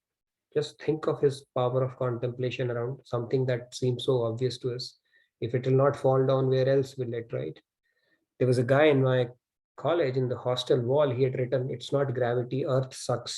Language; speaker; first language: English; non-native, local second language; Hindi